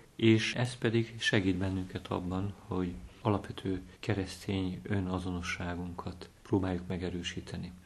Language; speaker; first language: Hungarian; native; Hungarian